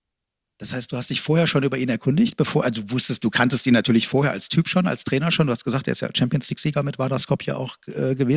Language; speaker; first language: German; native; German